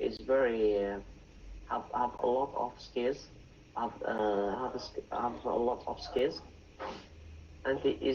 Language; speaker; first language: English; non-native, learner; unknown